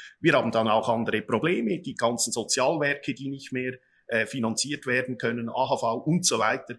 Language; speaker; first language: German; native; German